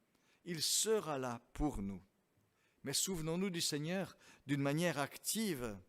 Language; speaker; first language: French; native; French